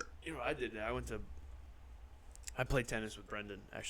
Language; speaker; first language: English; native; English